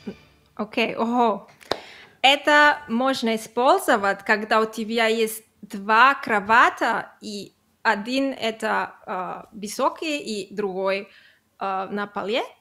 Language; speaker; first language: Russian; non-native, learner; Catalan